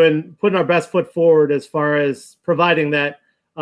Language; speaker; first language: English; native; English